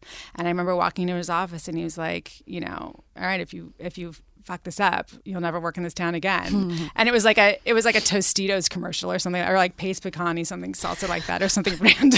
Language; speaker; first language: English; native; English